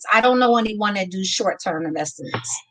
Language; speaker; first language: English; native; English